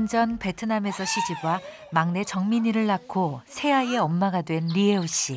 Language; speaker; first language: Korean; native; Korean